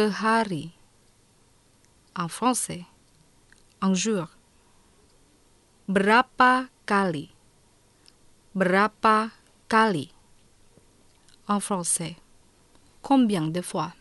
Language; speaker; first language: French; non-native, fluent; Indonesian